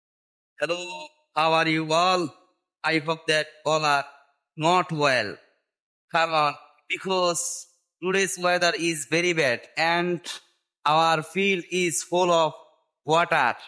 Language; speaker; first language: English; non-native, learner; Bangla